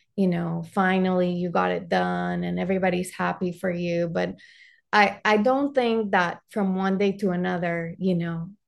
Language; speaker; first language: English; non-native, fluent; Spanish